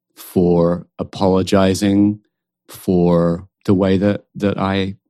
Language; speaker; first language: English; native; English